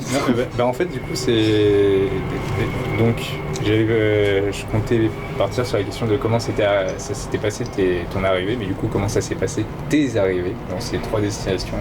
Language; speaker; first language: French; native; French